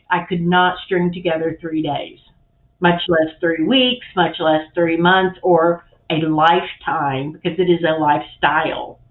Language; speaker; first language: English; native; English